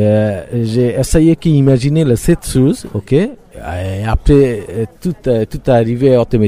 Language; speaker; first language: French; non-native, learner; Bangla